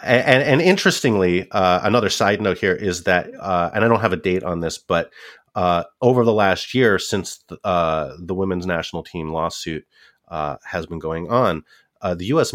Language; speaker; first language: English; native; English